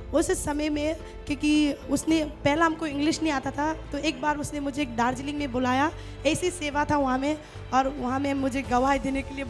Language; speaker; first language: Hindi; non-native, local second language; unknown